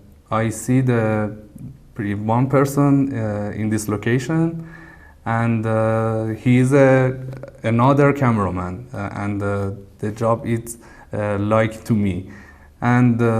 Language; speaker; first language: English; non-native, learner; Persian